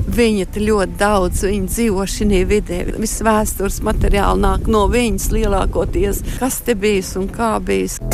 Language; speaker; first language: Latvian; early bilingual, heritage; Latvian